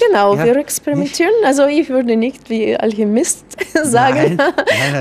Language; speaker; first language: German; non-native, fluent; Russian